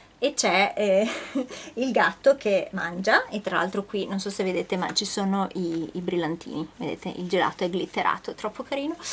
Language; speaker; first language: Italian; native; Italian